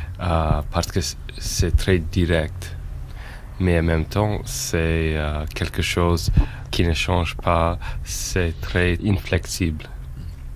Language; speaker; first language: French; non-native, fluent; English